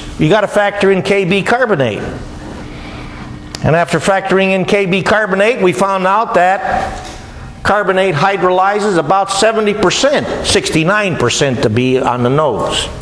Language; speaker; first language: English; native; English